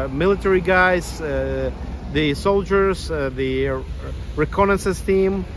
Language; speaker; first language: English; non-native, fluent; Ukrainian